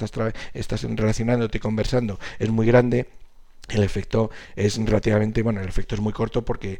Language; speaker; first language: Spanish; native; Spanish